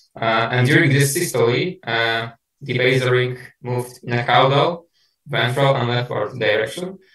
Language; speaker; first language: English; non-native, fluent; Polish